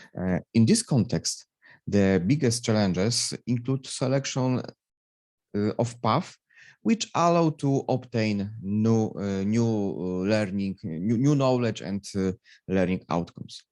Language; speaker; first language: English; non-native, fluent; Polish